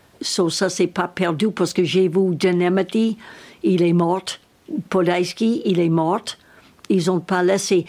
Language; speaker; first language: French; non-native, learner; English